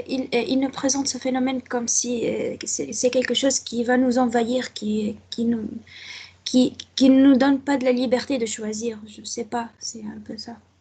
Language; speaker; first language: French; non-native, local second language; Arabic